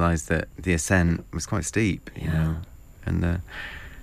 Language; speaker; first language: English; native; English